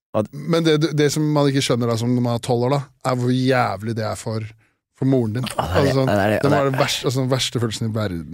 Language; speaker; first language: Norwegian; native; Norwegian